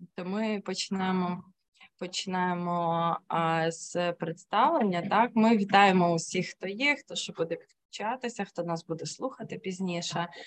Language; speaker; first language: Ukrainian; native; Ukrainian